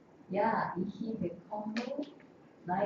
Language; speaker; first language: German; non-native, learner; Korean